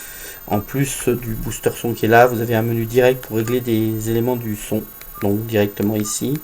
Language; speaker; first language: French; native; French